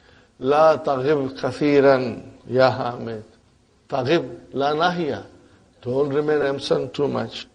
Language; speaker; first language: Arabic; non-native, fluent; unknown